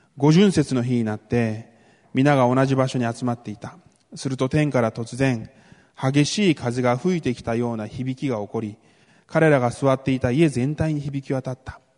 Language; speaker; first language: Japanese; early bilingual, other home language; Korean